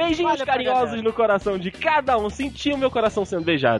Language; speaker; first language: Portuguese; native; Portuguese